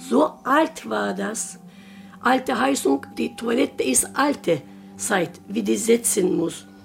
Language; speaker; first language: German; non-native, learner; Turkish